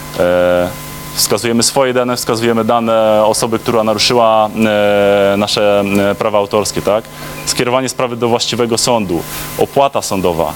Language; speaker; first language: Polish; native; Polish